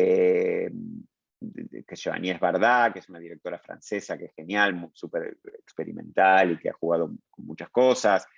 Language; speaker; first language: Spanish; native; Spanish